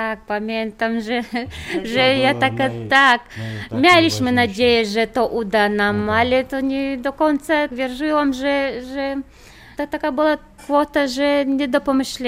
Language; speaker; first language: Polish; non-native, learner; Chechen